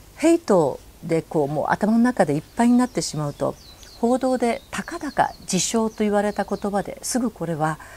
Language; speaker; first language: Japanese; native; Japanese